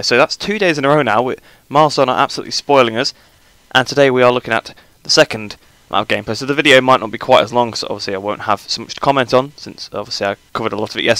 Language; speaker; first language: English; native; English